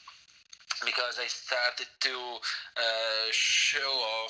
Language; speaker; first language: English; non-native, fluent; Italian